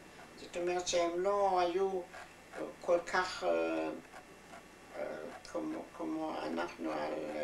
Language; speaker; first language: Hebrew; non-native, fluent; German